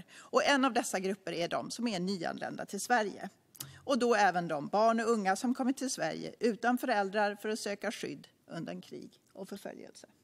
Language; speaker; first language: Swedish; native; Swedish